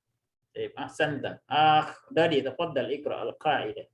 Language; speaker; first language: Arabic; non-native, fluent; Indonesian